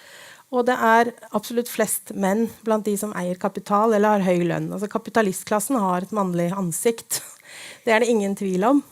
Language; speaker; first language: Norwegian; native; Norwegian